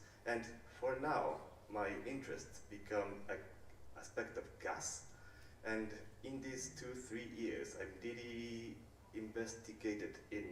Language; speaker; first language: English; non-native, learner; Japanese